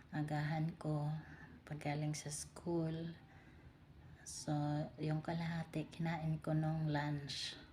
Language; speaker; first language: Filipino; native; Filipino